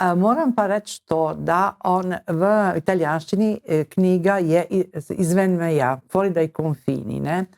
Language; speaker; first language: Slovenian; early bilingual, heritage; Slovenian